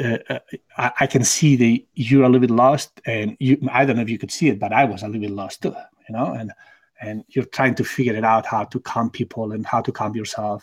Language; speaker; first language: English; non-native, fluent; Spanish